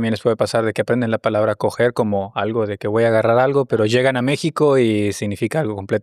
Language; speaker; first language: Spanish; native; Spanish